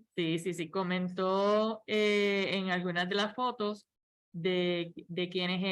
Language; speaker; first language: Spanish; native; Spanish